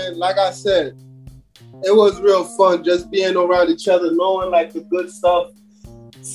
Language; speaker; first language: English; early bilingual, other home language; French